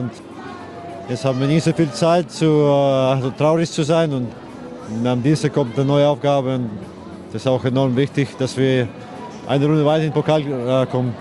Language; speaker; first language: German; non-native, fluent; Icelandic